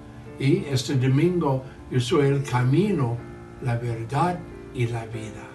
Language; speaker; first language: Spanish; non-native, learner; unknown